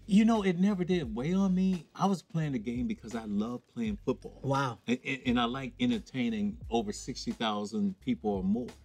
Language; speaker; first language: English; native; English